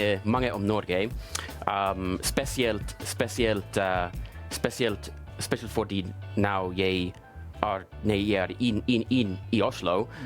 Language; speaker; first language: Norwegian; non-native, learner; English